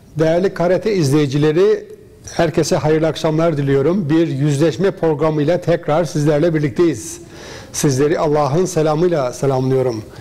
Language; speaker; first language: Turkish; native; Turkish